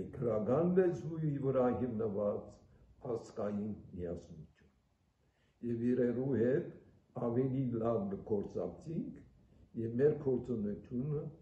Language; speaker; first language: Armenian; early bilingual, heritage; Armenian